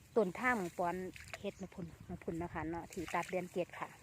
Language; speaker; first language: Thai; native; Thai